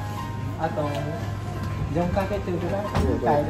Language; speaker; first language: Japanese; non-native, learner; Vietnamese